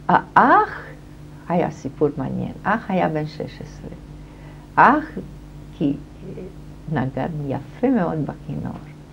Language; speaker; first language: Hebrew; non-native, fluent; German